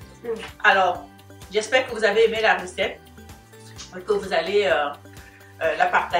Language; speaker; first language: French; native; French